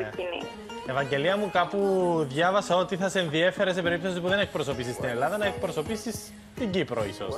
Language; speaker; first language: Greek; native; Greek